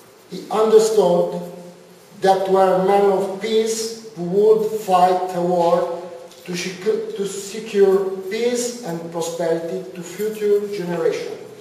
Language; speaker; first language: English; non-native, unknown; Italian